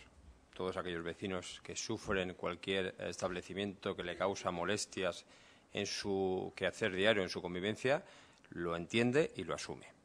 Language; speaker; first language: Spanish; native; Spanish